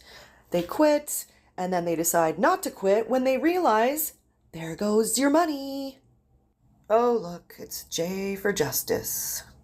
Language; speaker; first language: English; native; English